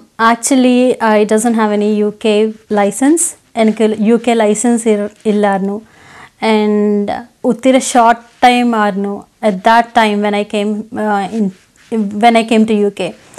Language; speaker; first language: Malayalam; non-native, local second language; Telugu